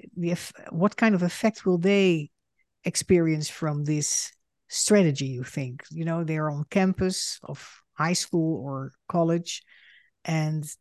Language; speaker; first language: English; non-native, fluent; Dutch